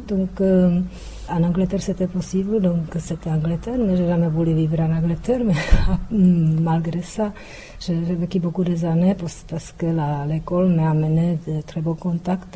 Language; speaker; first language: French; non-native, fluent; Czech